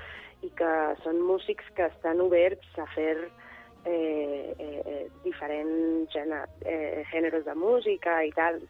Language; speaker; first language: Catalan; non-native, learner; Spanish